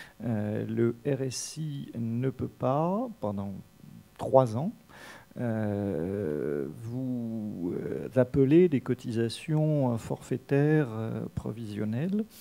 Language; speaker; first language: French; native; French